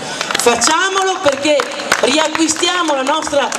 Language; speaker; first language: Italian; native; Italian